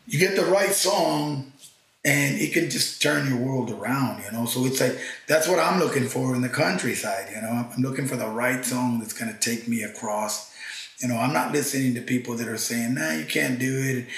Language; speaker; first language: English; early bilingual, other home language; Spanish